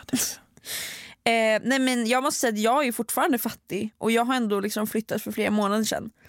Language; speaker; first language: Swedish; native; Swedish